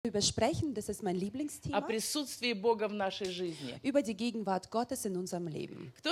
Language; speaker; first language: German; non-native, learner; Russian